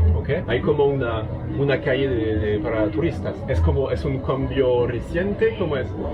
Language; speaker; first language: Spanish; non-native, learner; French